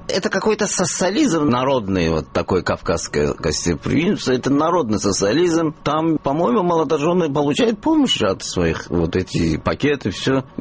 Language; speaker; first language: Russian; non-native, local second language; Azerbaijani